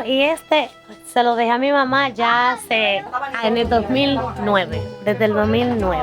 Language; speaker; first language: Spanish; native; Spanish